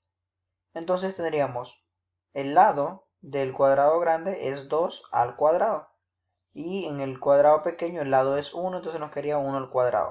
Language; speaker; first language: Spanish; native; Spanish